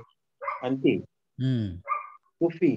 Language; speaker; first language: Arabic; non-native, learner; Malay